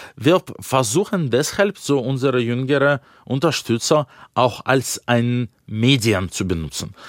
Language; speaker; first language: German; non-native, fluent; Russian